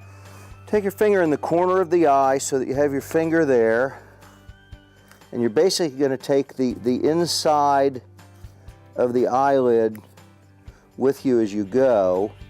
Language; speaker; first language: English; native; English